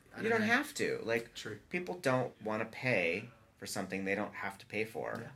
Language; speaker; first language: English; native; English